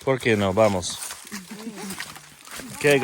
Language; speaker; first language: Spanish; non-native, learner; English